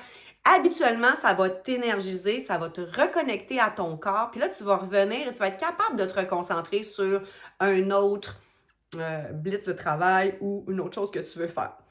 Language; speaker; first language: French; native; French